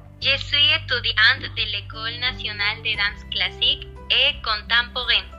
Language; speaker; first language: French; non-native, learner; Spanish